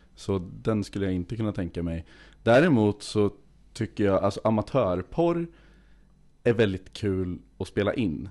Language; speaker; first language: Swedish; native; Swedish